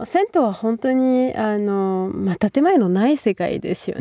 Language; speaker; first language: Japanese; non-native, fluent; French